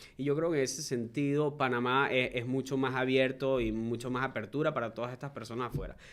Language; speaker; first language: Spanish; native; Spanish